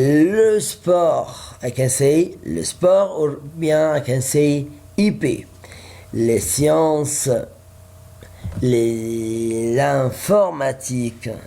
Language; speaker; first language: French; non-native, fluent; Arabic